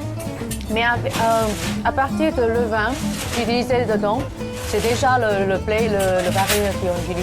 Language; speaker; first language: French; non-native, fluent; Chinese